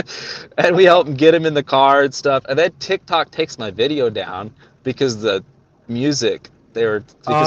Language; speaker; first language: English; native; English